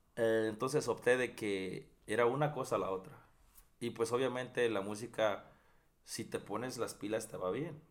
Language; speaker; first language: Spanish; native; Spanish